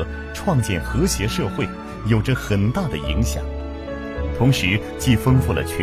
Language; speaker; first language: Chinese; native; Chinese